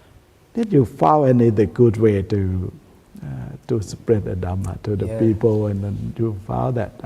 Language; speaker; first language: English; non-native, learner; Thai